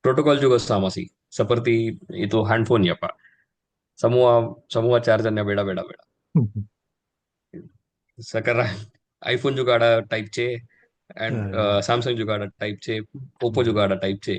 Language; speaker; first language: Indonesian; non-native, learner; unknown